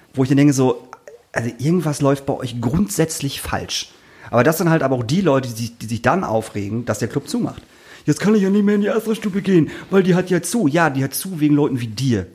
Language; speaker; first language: German; native; German